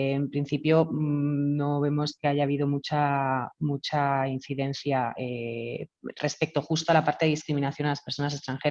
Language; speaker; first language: Spanish; native; Spanish